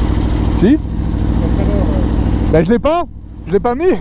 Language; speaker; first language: French; native; French